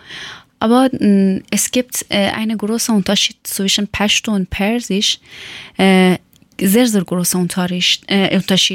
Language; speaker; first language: German; non-native, learner; Persian